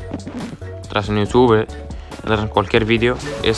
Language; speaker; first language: Spanish; native; Spanish